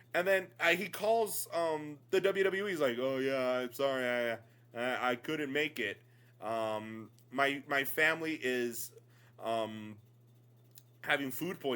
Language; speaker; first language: English; native; English